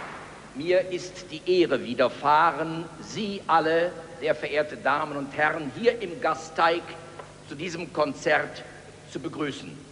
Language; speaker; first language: German; native; German